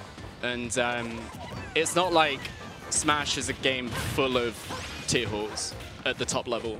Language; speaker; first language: English; native; English